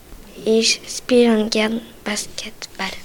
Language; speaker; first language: German; non-native, learner; French